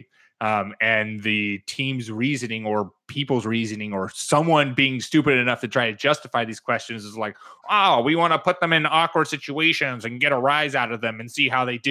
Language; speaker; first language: English; native; English